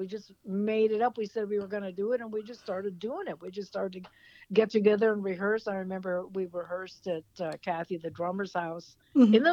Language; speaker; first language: English; native; English